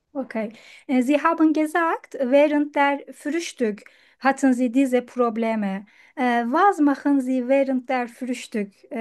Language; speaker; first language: German; non-native, learner; Turkish